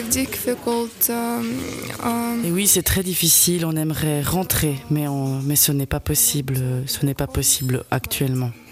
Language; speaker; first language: French; non-native, learner; Ukrainian